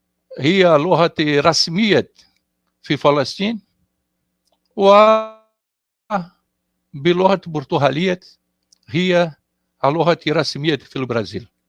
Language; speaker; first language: Arabic; non-native, fluent; Portuguese